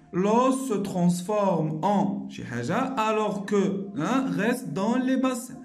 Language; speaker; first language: French; non-native, local second language; Arabic